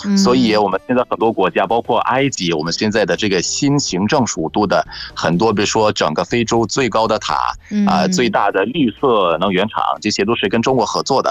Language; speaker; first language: Chinese; non-native, fluent; Arabic